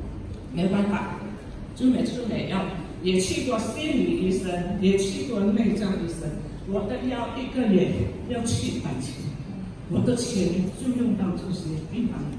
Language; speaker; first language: Chinese; early bilingual, heritage; Chinese